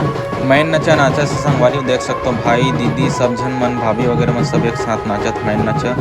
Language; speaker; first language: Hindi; non-native, local second language; Chhattisgarhi